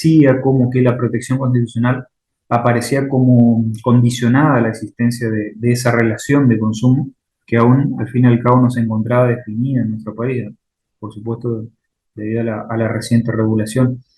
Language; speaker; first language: Spanish; native; Spanish